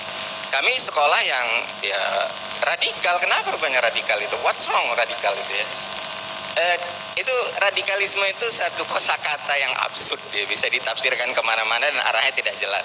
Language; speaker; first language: Indonesian; native; Indonesian